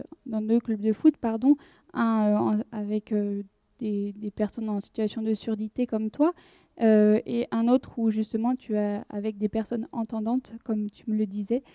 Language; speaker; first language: French; native; French